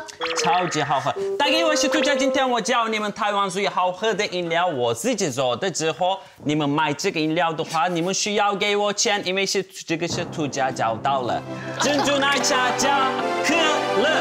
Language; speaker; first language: Chinese; non-native, fluent; Turkish